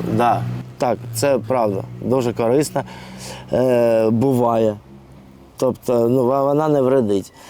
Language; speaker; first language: Ukrainian; non-native, local second language; Russian